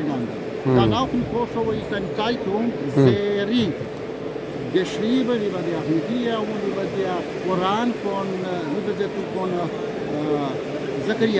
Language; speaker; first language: German; non-native, learner; Albanian